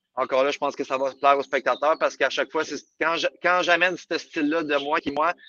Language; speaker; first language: French; native; French